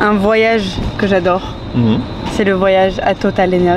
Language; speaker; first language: French; native; French